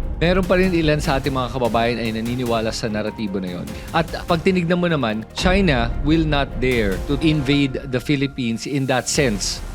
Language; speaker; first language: Filipino; native; Filipino